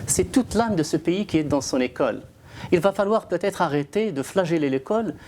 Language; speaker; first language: French; non-native, local second language; Arabic